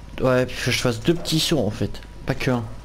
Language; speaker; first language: French; native; French